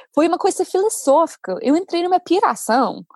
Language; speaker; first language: Portuguese; non-native, fluent; English